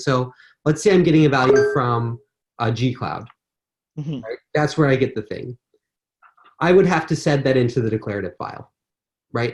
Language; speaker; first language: English; native; English